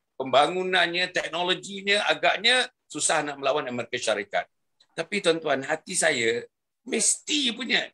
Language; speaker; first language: Malay; native; Malay